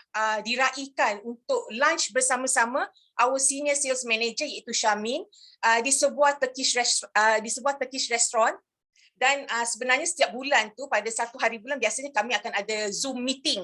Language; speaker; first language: Malay; native; Malay